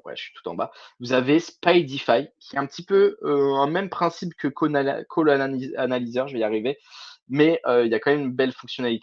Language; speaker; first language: French; native; French